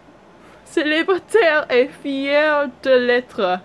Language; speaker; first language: French; non-native, learner; English